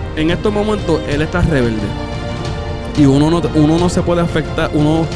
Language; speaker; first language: Spanish; early bilingual, heritage; Spanish